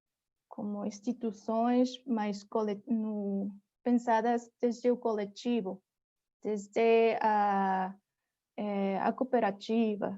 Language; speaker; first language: Portuguese; non-native, fluent; Spanish